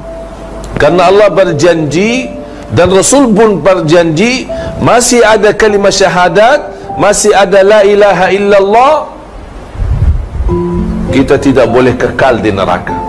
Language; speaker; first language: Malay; non-native, fluent; Arabic